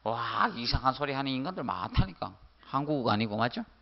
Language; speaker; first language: Korean; native; Korean